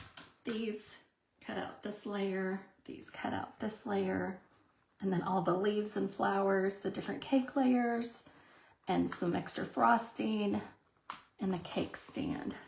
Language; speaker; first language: English; native; English